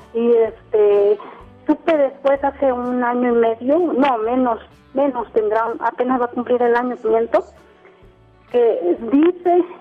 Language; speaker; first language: Spanish; native; Spanish